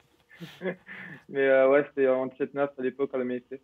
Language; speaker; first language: French; native; French